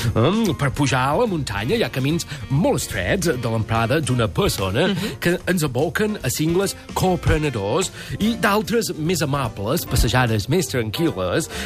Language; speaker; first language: Catalan; non-native, fluent; English